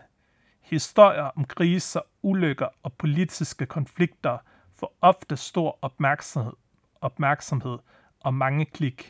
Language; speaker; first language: Danish; native; Danish